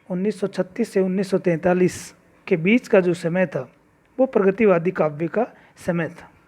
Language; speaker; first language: Hindi; native; Hindi